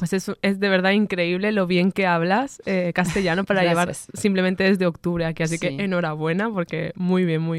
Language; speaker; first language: Spanish; native; Spanish